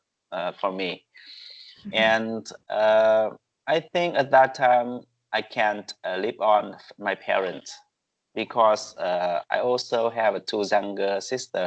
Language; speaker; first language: English; non-native, learner; Vietnamese